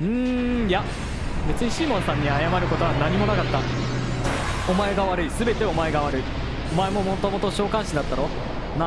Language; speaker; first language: Japanese; native; Japanese